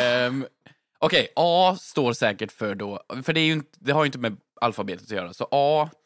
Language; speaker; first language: Swedish; native; Swedish